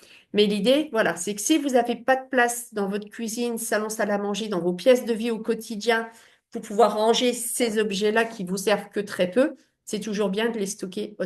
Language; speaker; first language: French; native; French